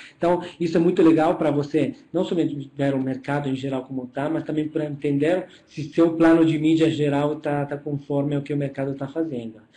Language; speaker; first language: Portuguese; non-native, fluent; Italian